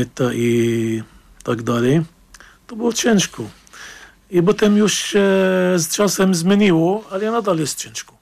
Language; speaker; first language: Polish; non-native, fluent; Arabic